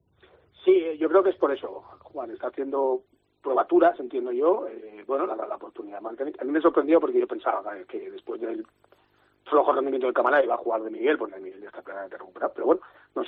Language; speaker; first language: Spanish; native; Spanish